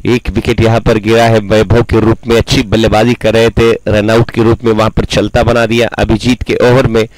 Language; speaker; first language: Hindi; non-native, local second language; Marathi